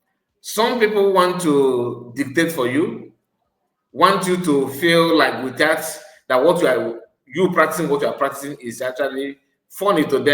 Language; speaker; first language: English; non-native, local second language; Igbo